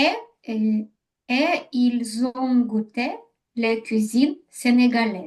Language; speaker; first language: French; non-native, learner; Ukrainian